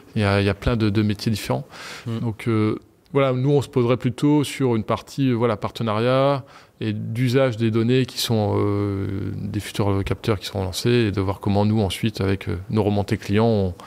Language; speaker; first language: French; native; French